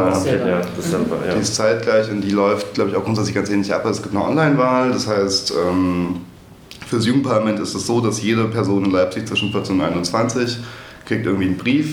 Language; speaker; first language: German; native; German